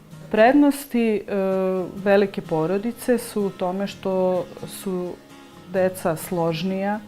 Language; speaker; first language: Serbian; native; Serbian